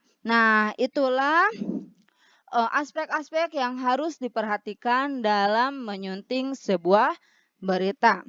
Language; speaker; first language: Indonesian; native; Indonesian